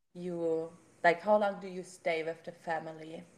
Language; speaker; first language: English; non-native, fluent; German